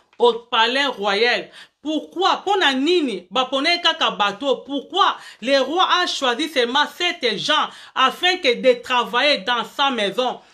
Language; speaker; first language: French; non-native, local second language; Lingala